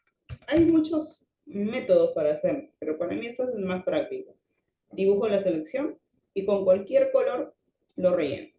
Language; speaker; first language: Spanish; native; Spanish